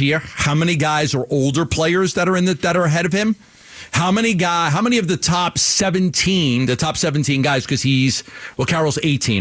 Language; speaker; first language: English; native; English